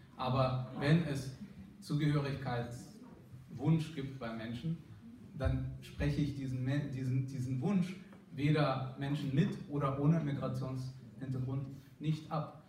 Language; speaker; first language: German; early bilingual, other home language; Russian